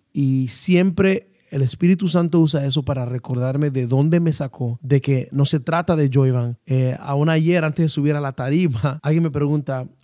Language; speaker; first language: Spanish; native; Spanish